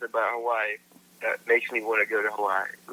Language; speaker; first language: English; non-native, local second language; Filipino